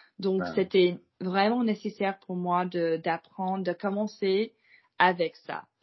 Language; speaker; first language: French; non-native, fluent; English